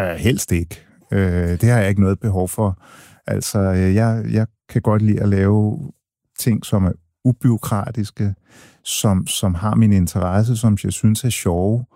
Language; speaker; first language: Danish; early bilingual, other home language; English